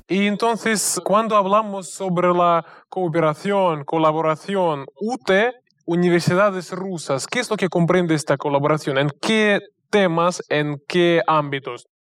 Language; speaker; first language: Spanish; non-native, fluent; Russian